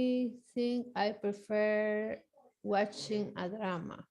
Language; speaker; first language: English; non-native, learner; Spanish